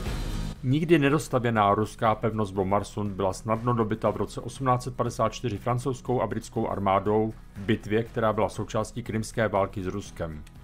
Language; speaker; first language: Czech; native; Czech